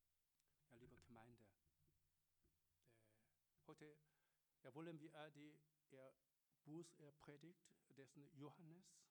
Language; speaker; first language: German; non-native, learner; Korean